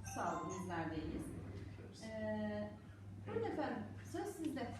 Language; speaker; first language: Turkish; native; Turkish